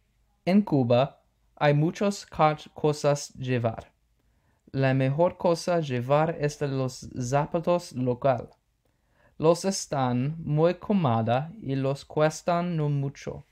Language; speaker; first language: Spanish; non-native, learner; English